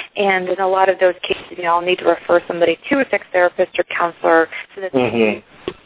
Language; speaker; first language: English; early bilingual, other home language; Icelandic